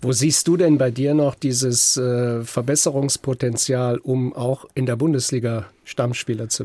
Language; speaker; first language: German; native; German